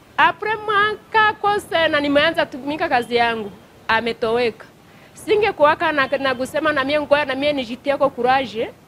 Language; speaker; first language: Swahili; non-native, local second language; Kinyarwanda